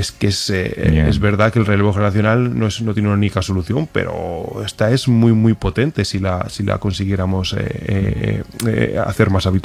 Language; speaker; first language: Spanish; native; Spanish